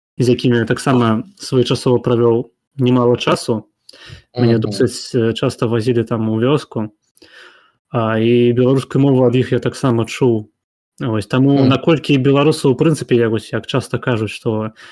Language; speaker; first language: Belarusian; non-native, local second language; Russian